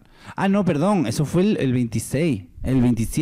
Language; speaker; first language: Spanish; native; Spanish